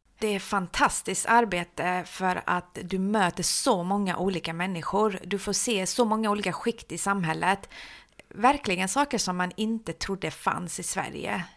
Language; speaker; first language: Swedish; early bilingual, other home language; Persian